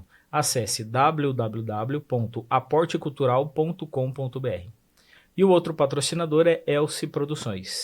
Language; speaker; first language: Portuguese; native; Portuguese